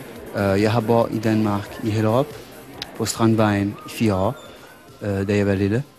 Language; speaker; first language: Danish; non-native, learner; Italian